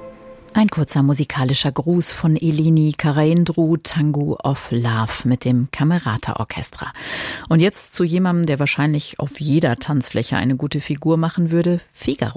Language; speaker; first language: German; native; German